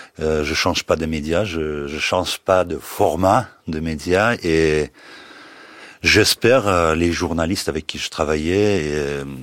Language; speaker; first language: French; non-native, fluent; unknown